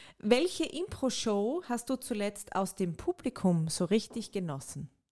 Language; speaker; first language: German; native; German